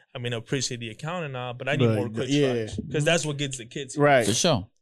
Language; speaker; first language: English; early bilingual, other home language; Spanish